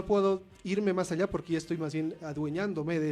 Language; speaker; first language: Spanish; native; Spanish